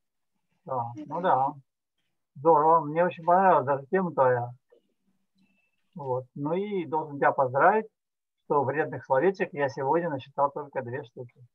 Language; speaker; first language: Russian; native; Russian